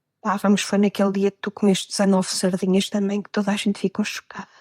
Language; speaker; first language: Portuguese; native; Portuguese